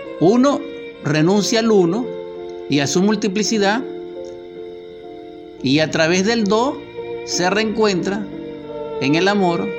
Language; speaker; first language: Spanish; native; Spanish